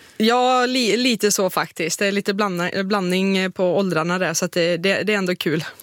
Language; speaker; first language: Swedish; native; Swedish